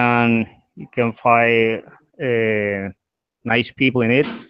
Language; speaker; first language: English; non-native, learner; Spanish